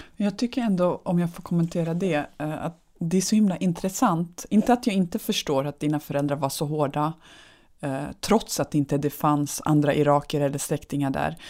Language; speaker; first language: Swedish; early bilingual, other home language; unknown